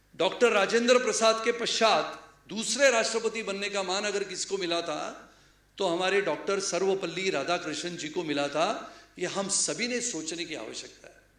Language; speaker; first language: Hindi; non-native, local second language; Marathi